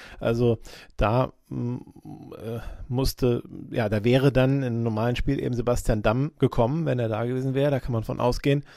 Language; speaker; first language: German; native; German